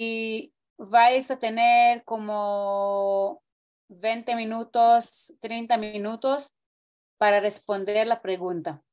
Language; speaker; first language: Spanish; non-native, fluent; Portuguese